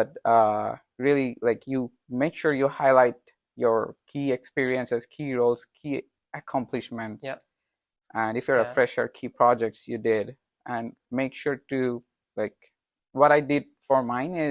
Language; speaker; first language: English; non-native, local second language; Bangla